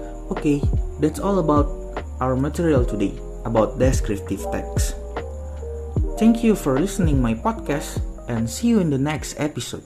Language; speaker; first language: English; non-native, learner; Indonesian